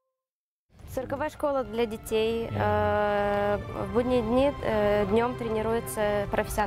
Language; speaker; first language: Russian; non-native, learner; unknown